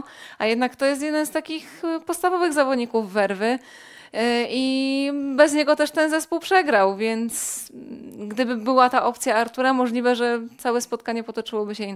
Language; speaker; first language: Polish; native; Polish